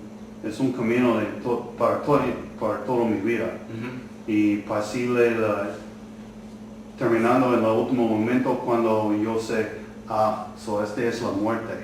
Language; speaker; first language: Spanish; non-native, learner; English